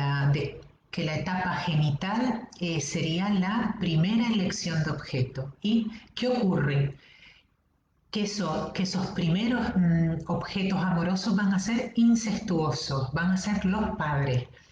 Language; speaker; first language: Spanish; native; Spanish